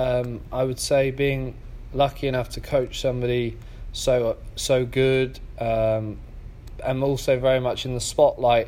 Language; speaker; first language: English; native; English